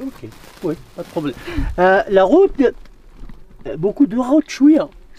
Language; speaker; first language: French; non-native, learner; Central Atlas Tamazight